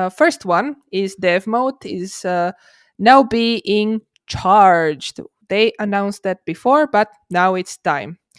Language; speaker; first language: English; non-native, fluent; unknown